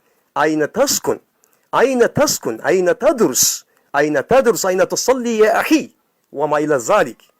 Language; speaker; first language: Arabic; non-native, fluent; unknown